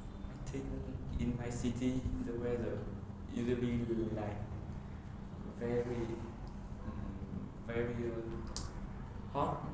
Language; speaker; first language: English; non-native, learner; Vietnamese